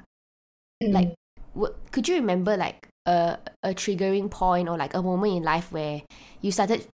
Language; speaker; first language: English; non-native, local second language; Chinese